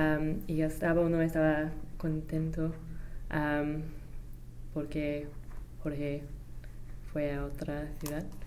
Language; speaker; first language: Spanish; non-native, learner; English